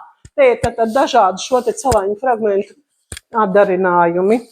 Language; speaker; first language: Latvian; native; Latvian